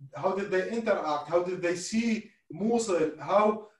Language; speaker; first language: English; non-native, fluent; Arabic